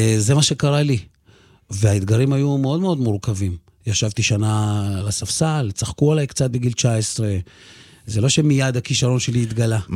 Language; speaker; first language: Hebrew; early bilingual, other home language; Russian